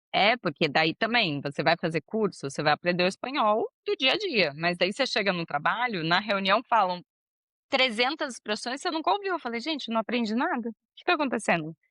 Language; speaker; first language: Portuguese; native; Portuguese